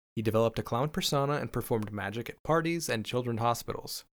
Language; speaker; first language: English; native; English